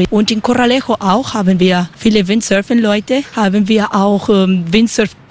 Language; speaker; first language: German; non-native, learner; Spanish